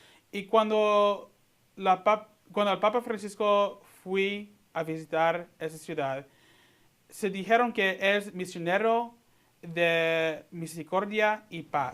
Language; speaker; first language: Spanish; early bilingual, heritage; Spanish